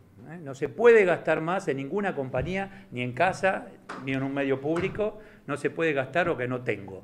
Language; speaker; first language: Spanish; native; Spanish